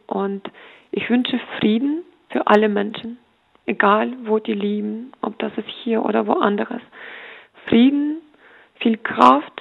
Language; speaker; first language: German; non-native, fluent; Ukrainian